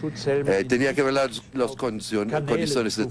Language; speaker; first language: Spanish; non-native, fluent; German